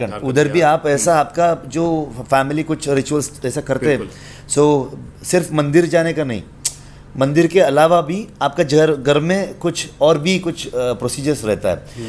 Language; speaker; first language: Hindi; non-native, local second language; Kannada